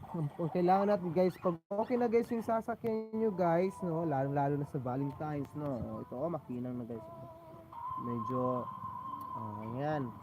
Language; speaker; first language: Filipino; non-native, local second language; Cebuano